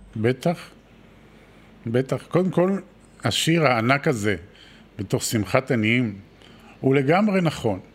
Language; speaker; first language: Hebrew; native; Hebrew